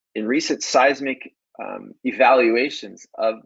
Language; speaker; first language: English; native; English